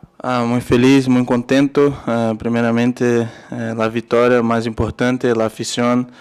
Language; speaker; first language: Spanish; non-native, learner; Portuguese